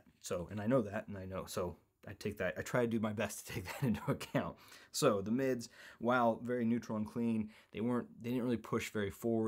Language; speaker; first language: English; native; English